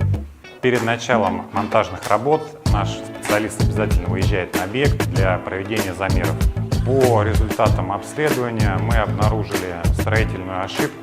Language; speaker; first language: Russian; native; Russian